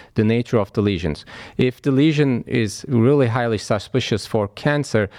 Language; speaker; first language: English; non-native, fluent; Turkish